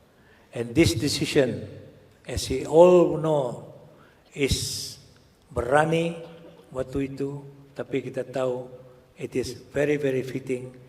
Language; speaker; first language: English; non-native, local second language; Malay